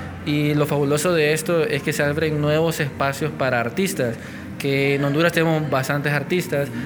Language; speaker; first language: Spanish; native; Spanish